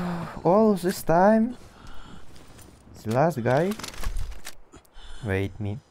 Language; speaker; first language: English; non-native, learner; Russian